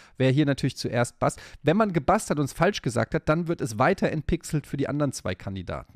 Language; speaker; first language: German; native; German